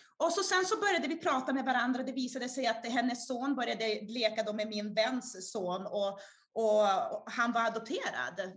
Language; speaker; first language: Swedish; early bilingual, other home language; Portuguese